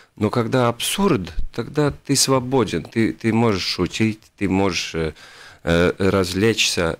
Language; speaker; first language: Russian; non-native, local second language; Latvian